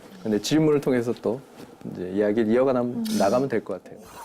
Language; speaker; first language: Korean; native; Korean